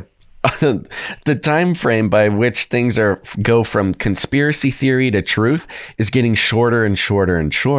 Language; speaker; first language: English; native; English